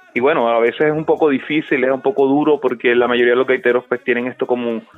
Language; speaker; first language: Spanish; native; Spanish